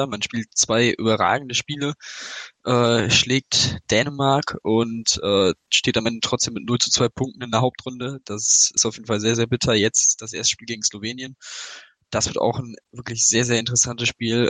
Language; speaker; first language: German; native; German